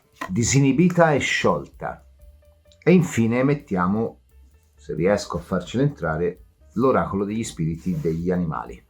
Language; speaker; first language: Italian; native; Italian